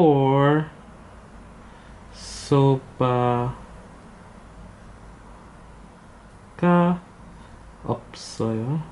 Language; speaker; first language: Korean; non-native, learner; English